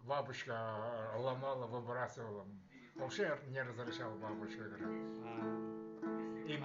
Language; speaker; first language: Russian; non-native, local second language; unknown